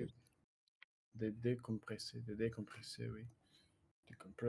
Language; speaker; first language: French; non-native, learner; Russian